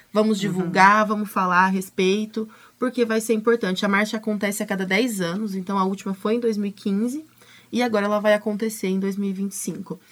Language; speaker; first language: Portuguese; native; Portuguese